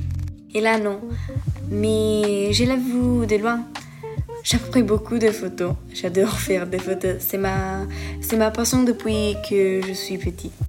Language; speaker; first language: French; non-native, learner; Italian